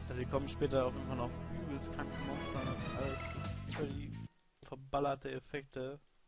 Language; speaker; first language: German; native; German